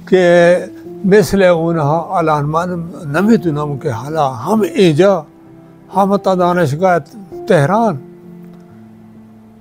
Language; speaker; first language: Persian; non-native, fluent; Punjabi